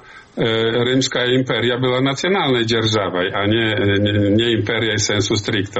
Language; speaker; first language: Polish; non-native, learner; Belarusian